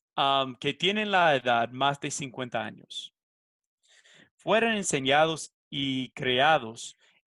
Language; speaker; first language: Spanish; non-native, fluent; English